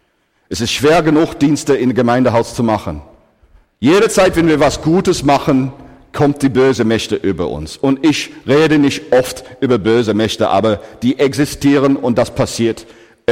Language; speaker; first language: German; non-native, fluent; English